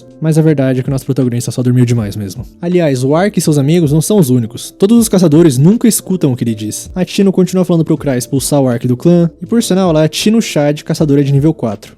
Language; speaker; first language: Portuguese; native; Portuguese